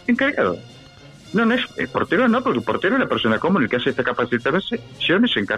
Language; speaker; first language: Spanish; native; Spanish